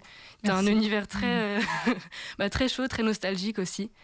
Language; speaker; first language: French; native; French